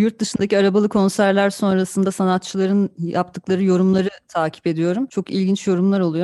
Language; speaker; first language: Turkish; native; Turkish